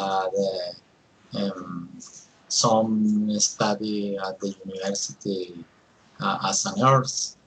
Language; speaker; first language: English; non-native, learner; Spanish